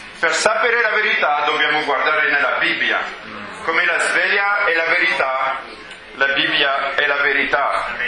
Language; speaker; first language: Italian; non-native, fluent; French